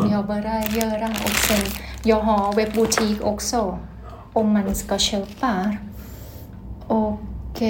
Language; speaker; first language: Swedish; non-native, learner; Thai